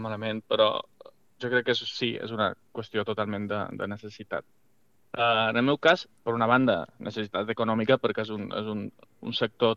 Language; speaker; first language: Catalan; non-native, fluent; Spanish